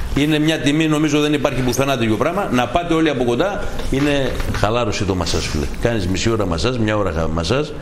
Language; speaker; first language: Greek; native; Greek